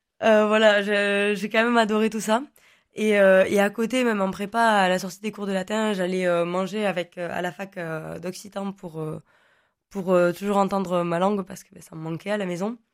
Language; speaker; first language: French; native; French